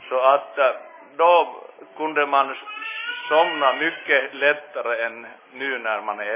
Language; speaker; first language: Swedish; non-native, fluent; Finnish